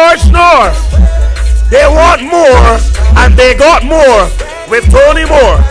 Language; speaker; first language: English; native; English